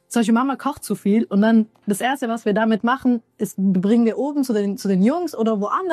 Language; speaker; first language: German; early bilingual, other home language; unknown